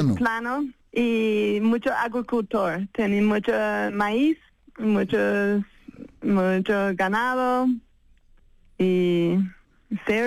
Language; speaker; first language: Spanish; non-native, fluent; English